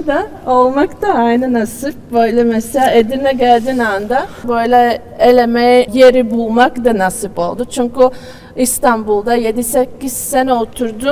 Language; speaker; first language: Turkish; non-native, learner; Latvian